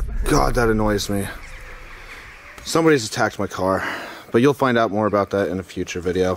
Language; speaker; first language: English; native; English